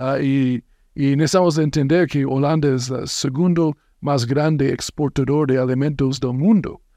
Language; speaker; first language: Spanish; non-native, fluent; English